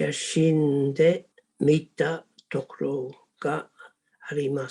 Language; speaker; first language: Japanese; non-native, learner; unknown